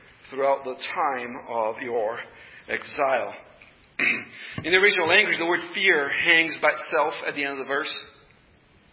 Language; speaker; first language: English; non-native, fluent; Portuguese